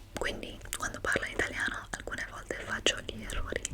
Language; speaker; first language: Italian; early bilingual, heritage; English